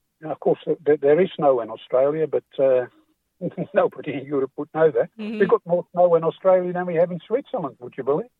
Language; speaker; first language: English; non-native, fluent; Dutch